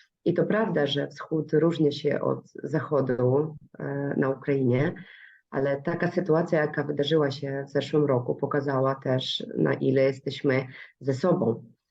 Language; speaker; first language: Polish; non-native, fluent; Russian